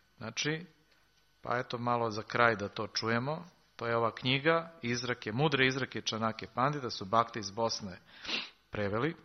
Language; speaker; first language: Serbian; native; Serbian